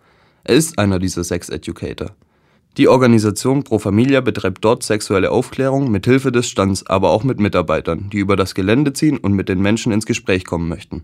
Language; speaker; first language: German; native; German